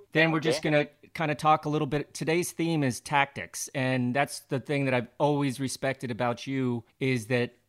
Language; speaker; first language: English; native; English